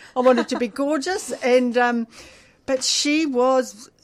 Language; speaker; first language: English; native; English